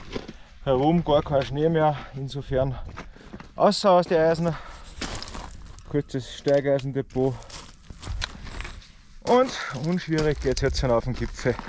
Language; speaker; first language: German; native; German